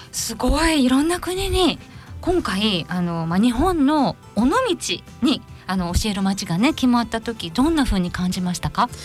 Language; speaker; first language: Japanese; native; Japanese